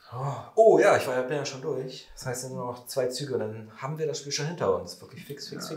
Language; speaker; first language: German; native; German